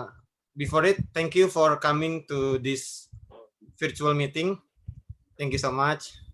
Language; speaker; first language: English; non-native, learner; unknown